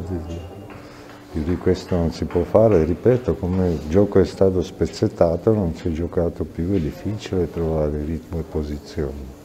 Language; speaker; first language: Italian; non-native, fluent; Czech